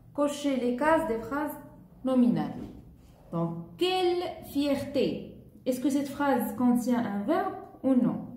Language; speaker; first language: French; non-native, local second language; Arabic